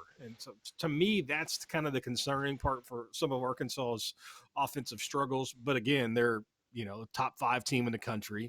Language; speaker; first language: English; native; English